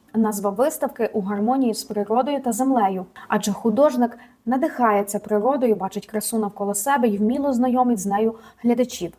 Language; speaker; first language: Ukrainian; native; Ukrainian